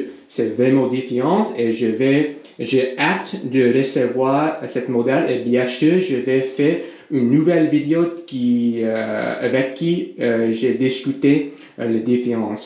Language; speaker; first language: French; non-native, learner; English